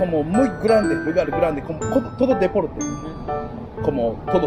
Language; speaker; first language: Spanish; non-native, learner; Japanese